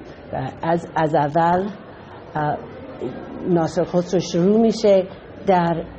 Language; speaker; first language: Persian; non-native, fluent; English